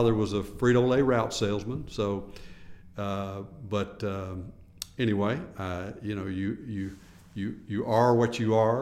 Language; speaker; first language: English; native; English